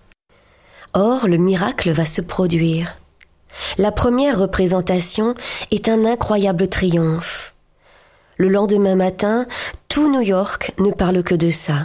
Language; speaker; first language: French; native; French